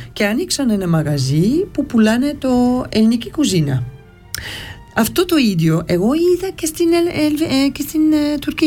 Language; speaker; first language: Greek; early bilingual, heritage; Greek